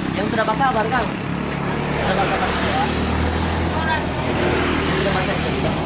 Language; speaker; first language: Indonesian; non-native, local second language; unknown